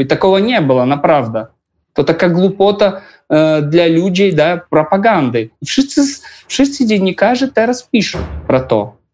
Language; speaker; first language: Polish; non-native, learner; Russian